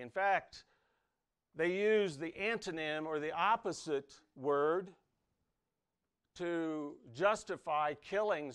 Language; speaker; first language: English; native; English